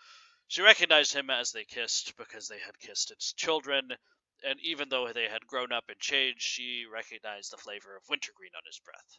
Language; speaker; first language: English; native; English